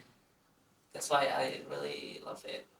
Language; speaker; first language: English; non-native, fluent; Indonesian